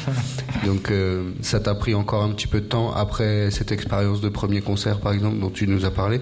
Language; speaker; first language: French; native; French